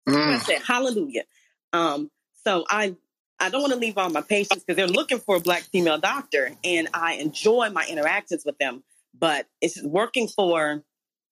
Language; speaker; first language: English; native; English